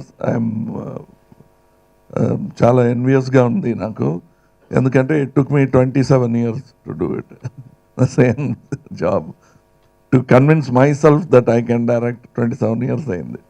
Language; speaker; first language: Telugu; non-native, local second language; Tamil